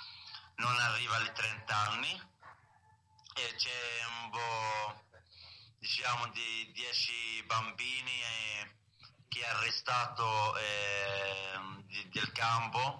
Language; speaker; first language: Italian; non-native, learner; Arabic